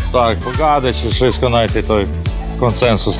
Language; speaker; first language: Polish; non-native, learner; Ukrainian